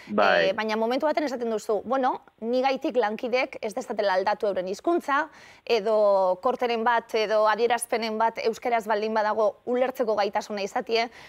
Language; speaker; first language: Basque; native; Basque